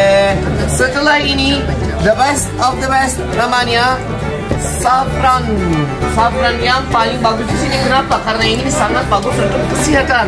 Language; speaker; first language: Indonesian; non-native, fluent; Turkish